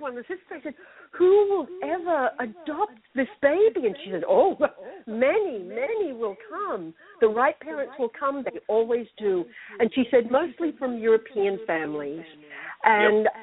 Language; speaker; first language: English; native; English